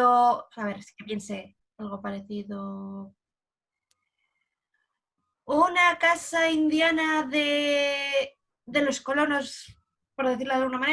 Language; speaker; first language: Spanish; native; Spanish